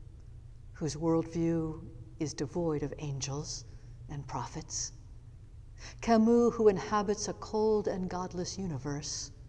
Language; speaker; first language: English; native; English